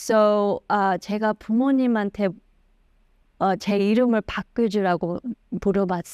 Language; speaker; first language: Korean; early bilingual, heritage; Korean